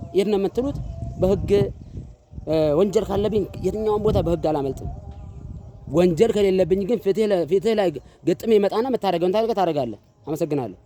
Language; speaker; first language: Amharic; non-native, local second language; Sebat Bet Gurage